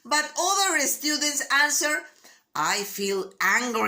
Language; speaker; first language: English; non-native, learner; Spanish